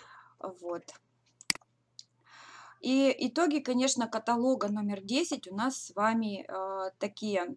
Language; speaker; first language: Russian; native; Russian